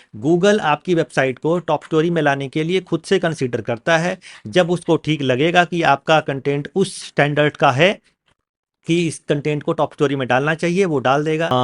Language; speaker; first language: Hindi; native; Hindi